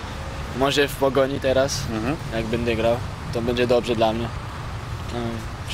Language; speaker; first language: Polish; early bilingual, heritage; French